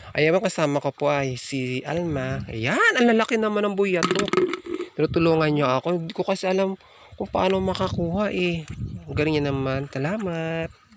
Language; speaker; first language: Filipino; non-native, local second language; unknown